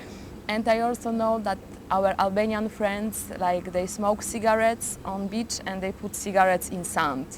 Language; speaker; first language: English; non-native, learner; Polish